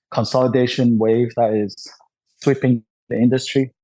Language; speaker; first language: English; non-native, local second language; Cantonese